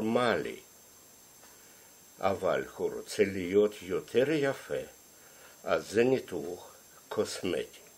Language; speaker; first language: Hebrew; non-native, fluent; Russian